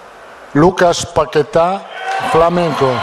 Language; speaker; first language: Portuguese; non-native, fluent; Italian